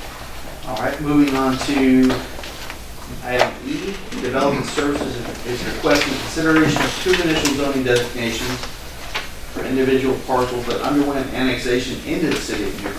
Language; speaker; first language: English; native; English